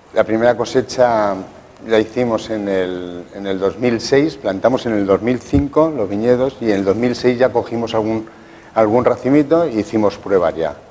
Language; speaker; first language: Spanish; native; Spanish